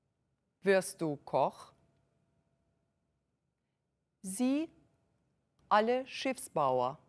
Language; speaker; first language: German; non-native, learner; Turkish